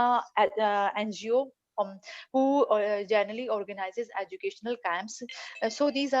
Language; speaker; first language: English; non-native, fluent; Hindi